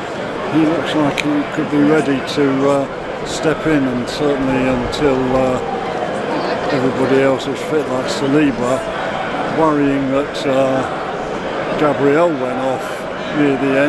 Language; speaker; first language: English; native; English